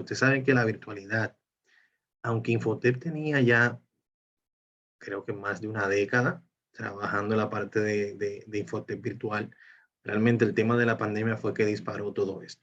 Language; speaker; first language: Spanish; native; Spanish